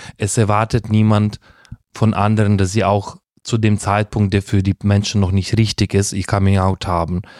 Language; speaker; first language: German; non-native, fluent; Russian